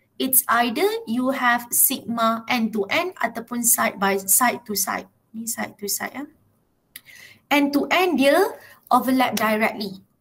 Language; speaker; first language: English; non-native, local second language; Malay